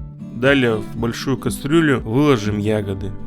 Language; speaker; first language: Russian; native; Russian